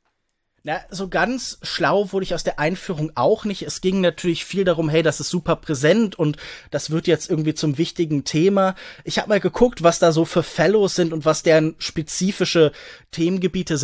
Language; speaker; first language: German; native; German